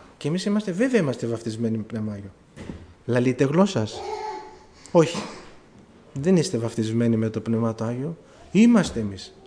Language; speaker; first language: Greek; early bilingual, heritage; German